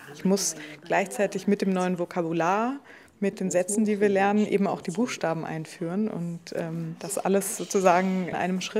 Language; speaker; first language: German; native; German